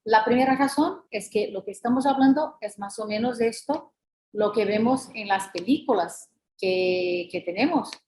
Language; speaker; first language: Spanish; non-native, fluent; Portuguese